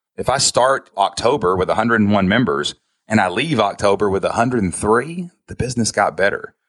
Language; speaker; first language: English; native; English